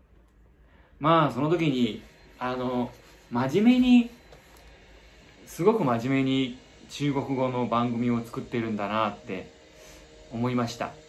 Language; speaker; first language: Japanese; non-native, fluent; Chinese